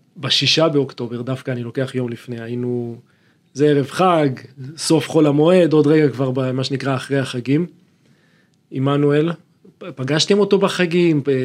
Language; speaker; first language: Hebrew; native; Hebrew